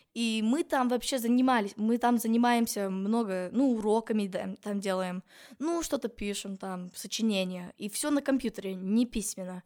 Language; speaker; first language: Russian; non-native, fluent; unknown